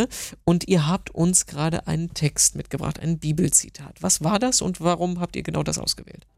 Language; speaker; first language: German; native; German